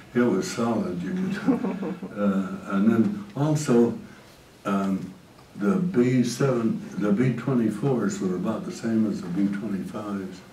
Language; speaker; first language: English; native; English